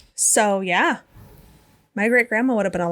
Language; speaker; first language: English; native; English